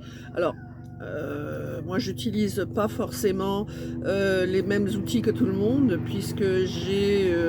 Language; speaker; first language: French; native; French